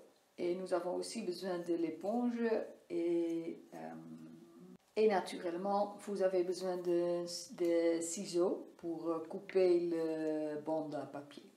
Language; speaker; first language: French; non-native, fluent; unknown